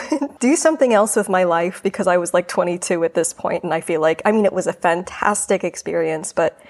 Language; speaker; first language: English; native; English